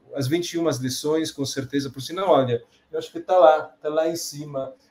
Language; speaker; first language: Portuguese; non-native, fluent; Italian